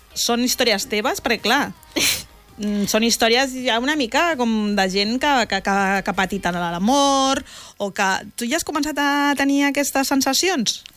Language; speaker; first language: Catalan; native; Catalan